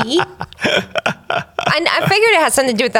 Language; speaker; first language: English; native; English